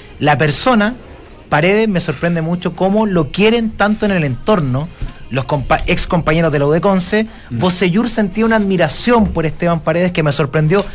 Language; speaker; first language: Spanish; native; Spanish